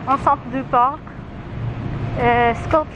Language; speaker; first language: French; non-native, learner; Filipino